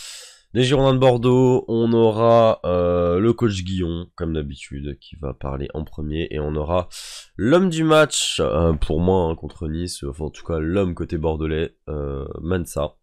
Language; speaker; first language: French; native; French